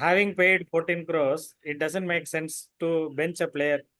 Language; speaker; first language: English; non-native, local second language; Tamil